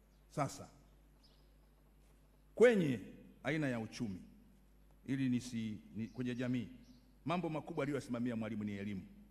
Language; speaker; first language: Swahili; native; Swahili